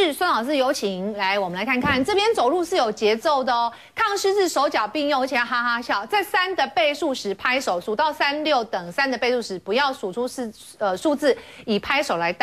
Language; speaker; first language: Chinese; native; Chinese